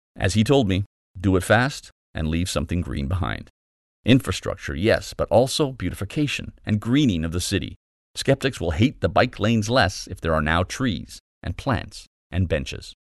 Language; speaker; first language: English; native; English